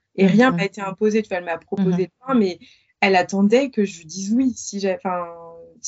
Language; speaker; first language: French; native; French